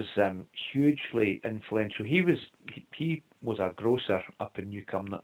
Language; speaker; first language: English; native; English